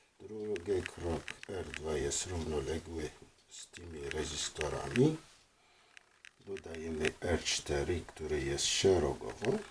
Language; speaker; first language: Polish; non-native, fluent; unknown